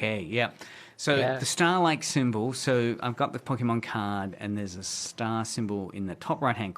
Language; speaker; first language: English; native; English